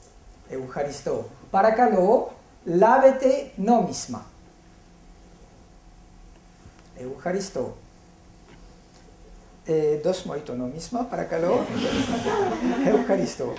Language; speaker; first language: Greek; non-native, fluent; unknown